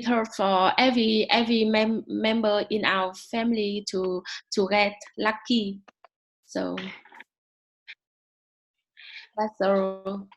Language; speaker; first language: English; non-native, learner; Vietnamese